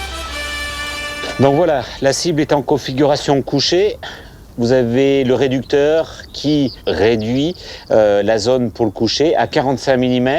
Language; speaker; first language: French; native; French